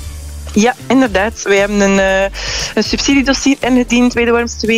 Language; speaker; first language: Dutch; native; Dutch